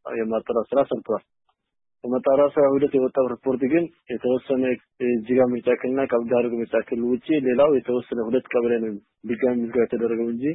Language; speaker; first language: Amharic; non-native, local second language; Somali